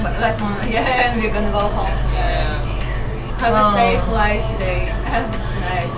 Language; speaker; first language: English; non-native, learner; Russian